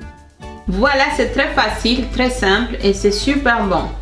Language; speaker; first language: French; non-native, fluent; Spanish